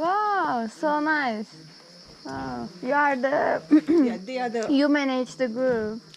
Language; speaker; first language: English; non-native, learner; Turkish